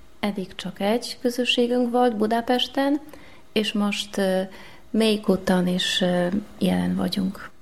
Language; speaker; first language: Hungarian; non-native, fluent; Polish